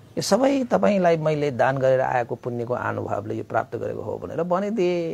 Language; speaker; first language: Nepali; non-native, local second language; Newari